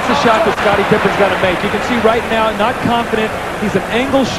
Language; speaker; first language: English; native; English